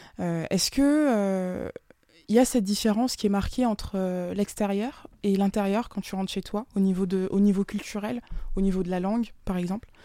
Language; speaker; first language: French; native; French